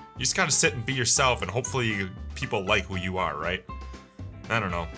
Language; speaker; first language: English; native; English